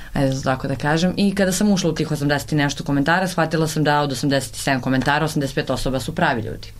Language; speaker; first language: Serbian; native; Serbian